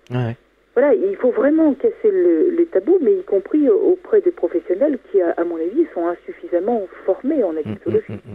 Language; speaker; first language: French; native; French